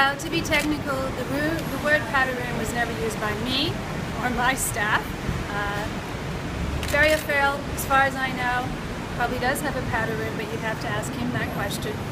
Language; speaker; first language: English; native; English